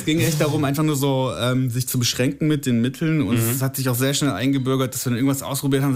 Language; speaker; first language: German; native; German